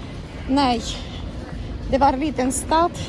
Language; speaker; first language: Swedish; non-native, learner; Russian